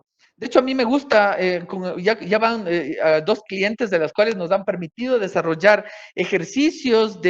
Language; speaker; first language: Spanish; native; Spanish